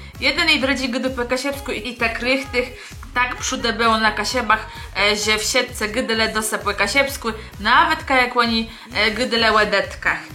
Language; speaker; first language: Polish; non-native, local second language; Kashubian